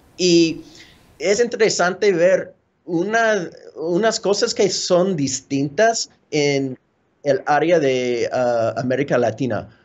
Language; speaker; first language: Spanish; non-native, fluent; English